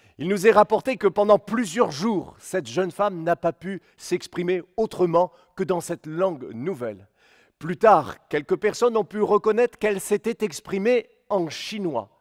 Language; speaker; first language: French; native; French